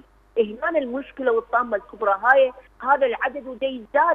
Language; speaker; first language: Arabic; native; Arabic